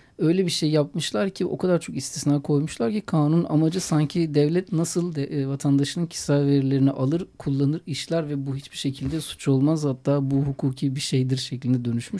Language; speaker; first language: Turkish; native; Turkish